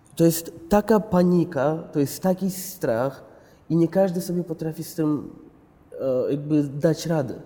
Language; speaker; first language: Polish; early bilingual, other home language; Chechen